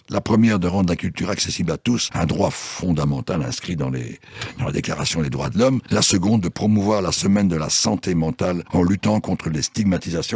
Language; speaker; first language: French; native; French